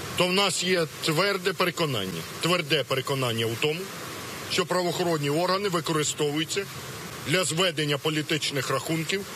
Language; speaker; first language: Ukrainian; native; Ukrainian